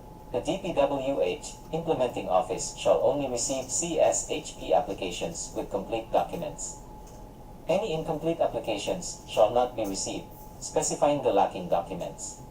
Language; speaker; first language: English; non-native, local second language; Cebuano